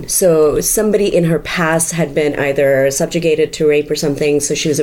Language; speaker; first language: English; non-native, local second language; Urdu